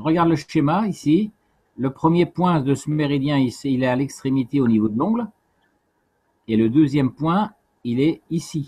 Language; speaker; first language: French; native; French